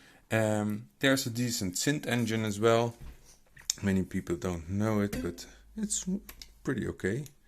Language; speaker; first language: English; non-native, fluent; Dutch